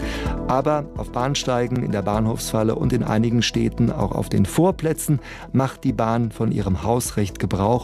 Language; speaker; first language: German; native; German